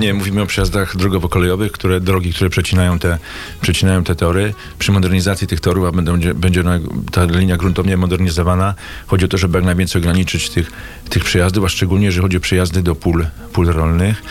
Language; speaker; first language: Polish; native; Polish